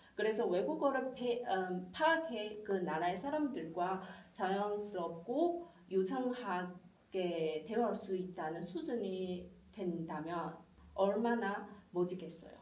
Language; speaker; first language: Korean; non-native, fluent; Chinese